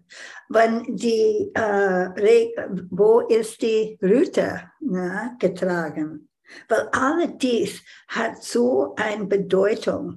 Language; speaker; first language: German; non-native, learner; English